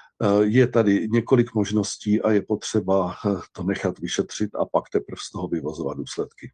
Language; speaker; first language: Czech; native; Czech